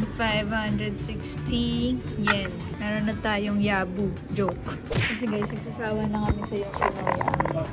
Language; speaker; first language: Filipino; native; Filipino